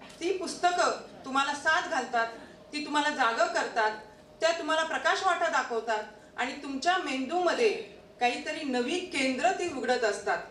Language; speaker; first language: Marathi; native; Marathi